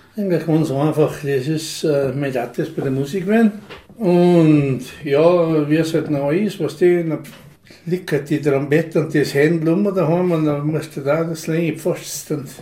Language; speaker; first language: German; native; German